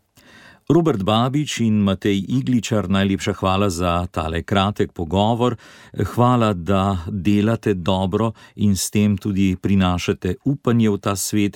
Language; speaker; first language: Slovenian; native; Slovenian